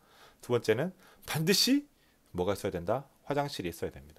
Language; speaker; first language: Korean; native; Korean